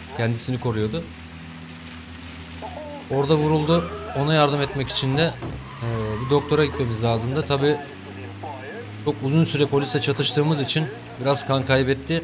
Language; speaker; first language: Turkish; native; Turkish